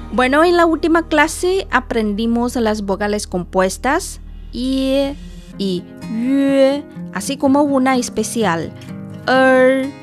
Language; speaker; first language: Spanish; non-native, fluent; Chinese